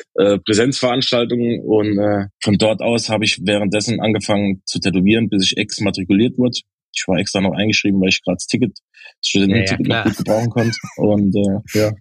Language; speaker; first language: German; native; German